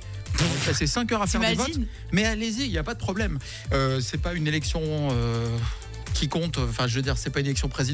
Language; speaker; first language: French; native; French